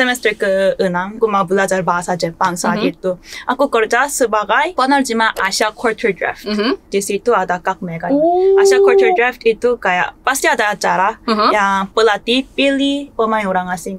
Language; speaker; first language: Indonesian; non-native, fluent; Korean